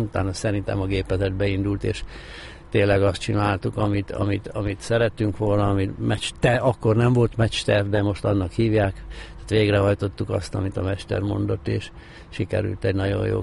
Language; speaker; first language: Hungarian; native; Hungarian